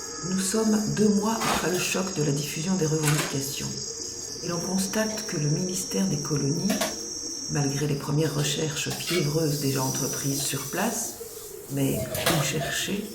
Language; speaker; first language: French; native; French